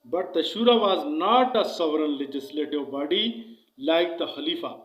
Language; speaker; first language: English; non-native, local second language; Urdu